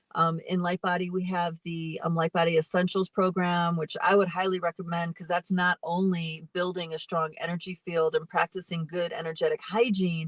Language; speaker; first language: English; native; English